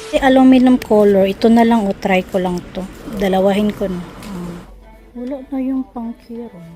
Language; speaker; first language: Filipino; non-native, local second language; Cebuano